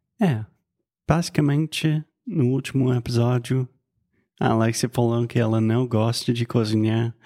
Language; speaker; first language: Portuguese; non-native, fluent; English